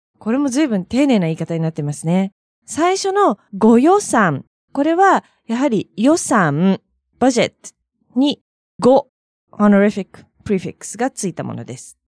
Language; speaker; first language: Japanese; native; Japanese